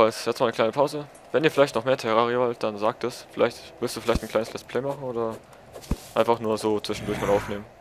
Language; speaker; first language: German; native; German